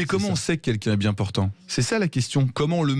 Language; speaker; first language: French; native; French